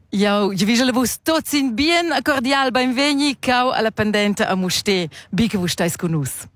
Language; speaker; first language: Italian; non-native, local second language; Romansh